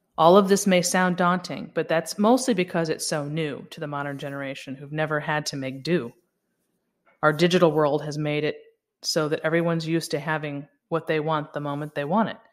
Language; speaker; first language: English; native; English